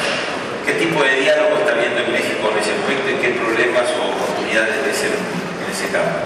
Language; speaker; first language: Spanish; native; Spanish